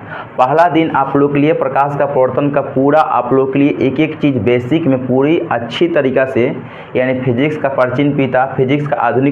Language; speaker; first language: Hindi; native; Hindi